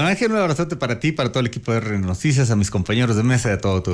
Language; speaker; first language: Spanish; native; Spanish